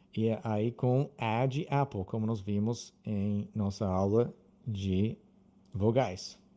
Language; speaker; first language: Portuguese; non-native, fluent; English